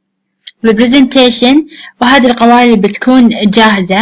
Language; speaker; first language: Arabic; native; Arabic